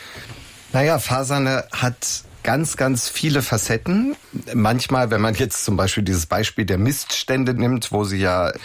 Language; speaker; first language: German; native; German